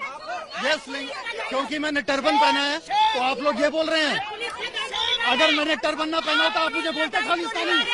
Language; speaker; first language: Hindi; non-native, local second language; Punjabi